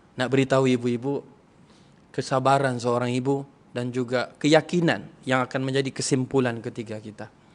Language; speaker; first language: Malay; non-native, local second language; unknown